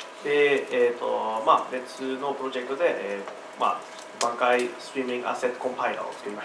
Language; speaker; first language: Japanese; non-native, learner; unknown